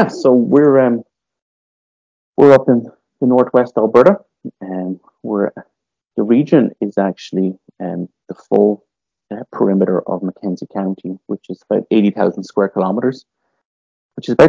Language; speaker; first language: English; native; English